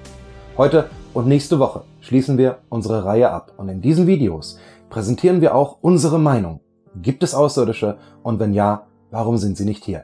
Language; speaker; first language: German; native; German